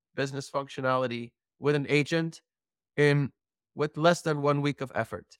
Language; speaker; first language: English; non-native, fluent; Dutch